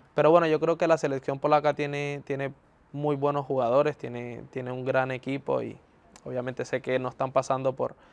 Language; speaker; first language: Spanish; native; Spanish